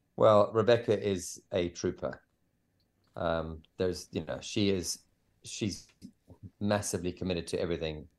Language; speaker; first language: English; native; English